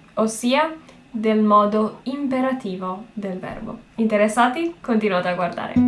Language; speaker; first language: Italian; native; Italian